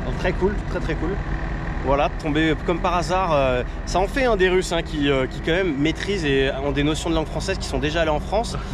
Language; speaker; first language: French; native; French